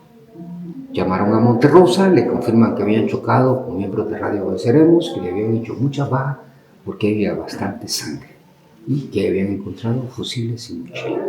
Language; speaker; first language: Spanish; native; Spanish